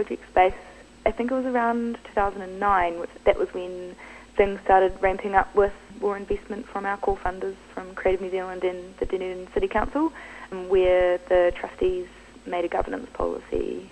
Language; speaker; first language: English; native; English